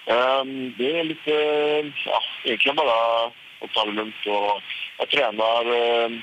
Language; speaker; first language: Swedish; native; Swedish